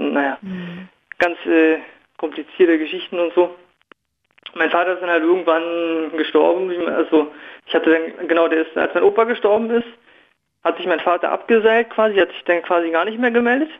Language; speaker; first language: German; native; German